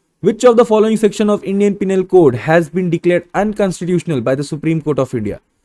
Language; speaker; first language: English; non-native, local second language; Bangla